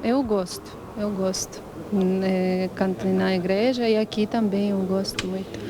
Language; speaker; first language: Portuguese; non-native, learner; Ukrainian